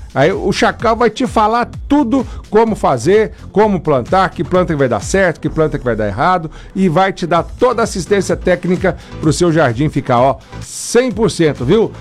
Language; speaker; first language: Portuguese; native; Portuguese